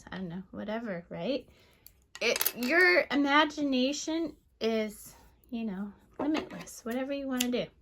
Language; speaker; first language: English; native; English